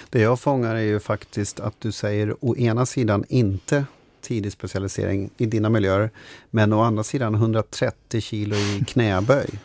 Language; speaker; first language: Swedish; native; Swedish